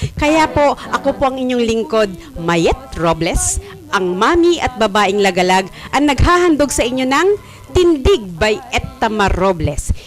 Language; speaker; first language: Filipino; native; Filipino